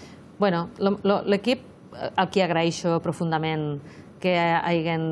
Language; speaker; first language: Catalan; native; Catalan